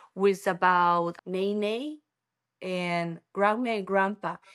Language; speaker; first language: English; non-native, learner; Spanish